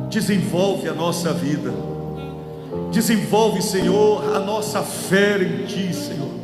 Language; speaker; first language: Portuguese; native; Portuguese